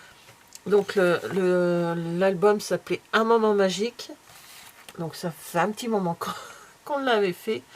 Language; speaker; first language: French; native; French